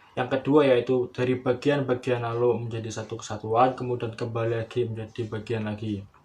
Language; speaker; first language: Indonesian; native; Indonesian